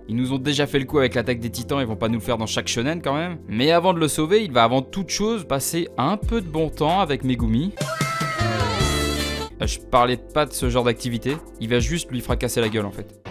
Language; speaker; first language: French; native; French